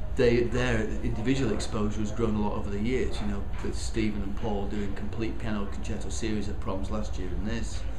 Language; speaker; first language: English; native; English